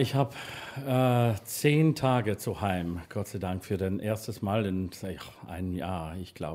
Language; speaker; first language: German; non-native, fluent; English